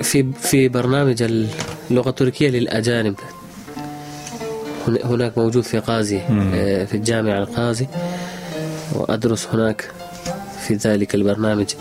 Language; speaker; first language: Arabic; non-native, learner; Urdu